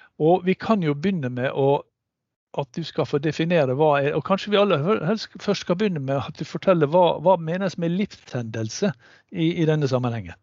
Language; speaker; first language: Norwegian; native; Norwegian